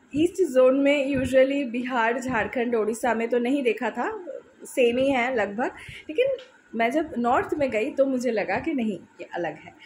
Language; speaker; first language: Hindi; non-native, local second language; Bangla